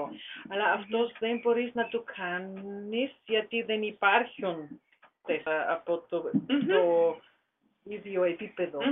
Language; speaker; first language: Greek; non-native, learner; German